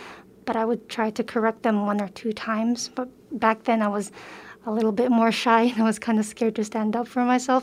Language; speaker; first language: English; early bilingual, other home language; Filipino